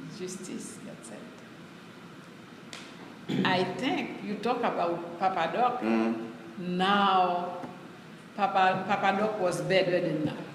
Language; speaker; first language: English; non-native, learner; Haitian Creole